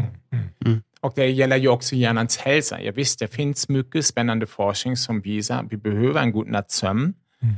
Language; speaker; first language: Swedish; non-native, fluent; German